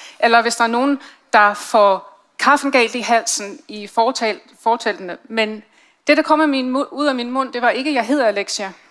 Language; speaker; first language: Danish; non-native, fluent; English